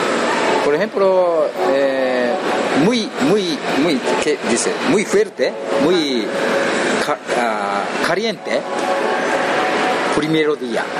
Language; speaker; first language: Spanish; non-native, learner; Japanese